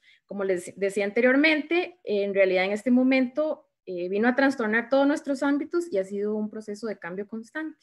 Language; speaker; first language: Spanish; native; Spanish